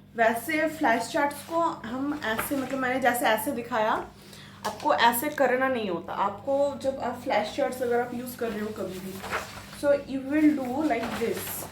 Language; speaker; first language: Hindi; non-native, local second language; Bangla